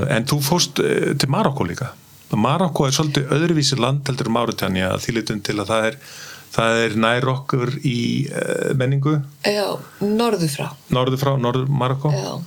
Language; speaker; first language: Icelandic; early bilingual, heritage; Icelandic